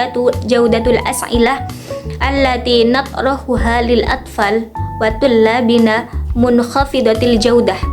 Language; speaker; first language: Arabic; non-native, learner; Indonesian